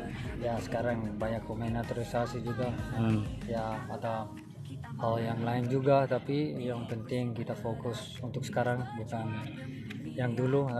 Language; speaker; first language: Indonesian; non-native, fluent; Dutch